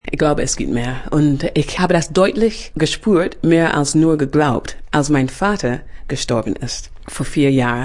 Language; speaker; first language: German; non-native, fluent; English